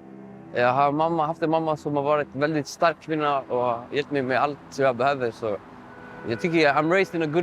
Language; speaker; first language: Swedish; early bilingual, other home language; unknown